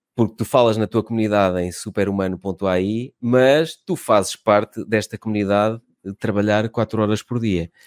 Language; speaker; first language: Portuguese; native; Portuguese